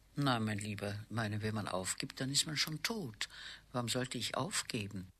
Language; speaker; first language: German; native; German